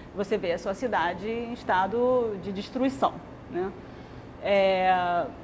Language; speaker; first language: Portuguese; non-native, fluent; Arabic